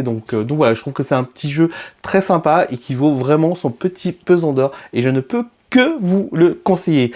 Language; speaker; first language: French; native; French